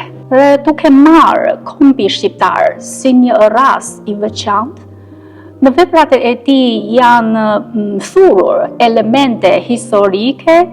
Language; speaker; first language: Albanian; non-native, fluent; Chinese